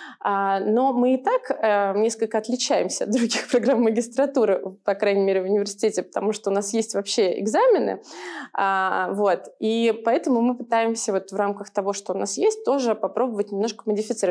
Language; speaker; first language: Russian; native; Russian